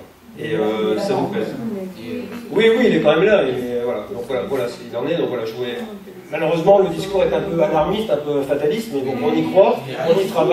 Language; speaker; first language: French; native; French